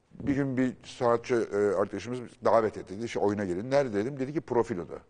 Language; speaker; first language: Turkish; native; Turkish